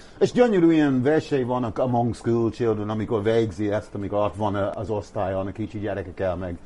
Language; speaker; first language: Hungarian; non-native, fluent; English